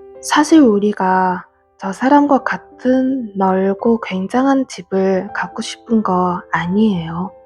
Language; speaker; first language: Korean; non-native, fluent; Vietnamese